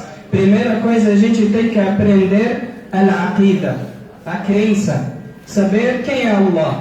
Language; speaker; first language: Portuguese; non-native, fluent; Arabic